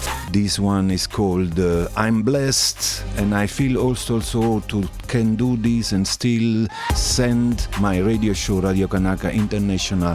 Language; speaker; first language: English; non-native, fluent; German